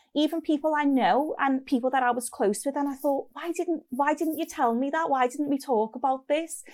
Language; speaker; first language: English; native; English